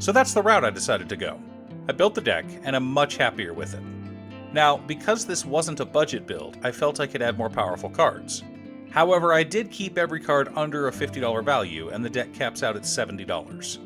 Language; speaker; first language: English; native; English